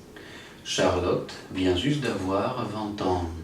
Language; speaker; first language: French; non-native, learner; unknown